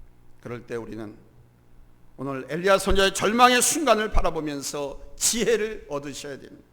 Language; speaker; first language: Korean; native; Korean